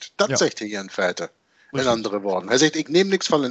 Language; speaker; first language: Dutch; native; Dutch